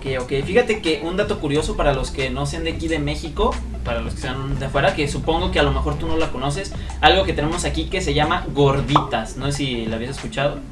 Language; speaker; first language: Spanish; native; Spanish